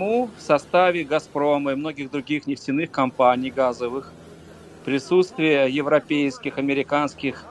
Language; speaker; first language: Russian; native; Russian